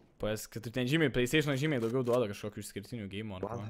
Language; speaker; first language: Lithuanian; native; Lithuanian